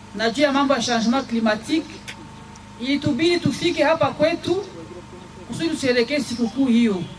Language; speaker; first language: Swahili; native; Swahili